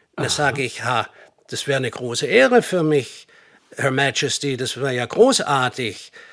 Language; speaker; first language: German; native; German